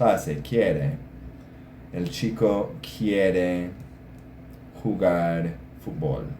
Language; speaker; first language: Spanish; non-native, fluent; English